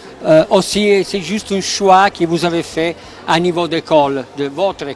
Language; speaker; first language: French; non-native, fluent; Italian